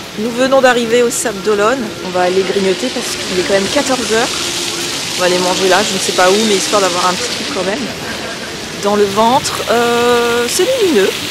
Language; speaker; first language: French; native; French